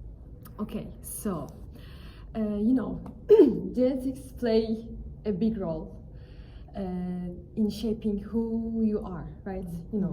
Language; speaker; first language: English; non-native, fluent; Turkish